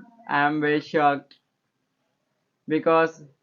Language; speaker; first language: English; non-native, learner; Bangla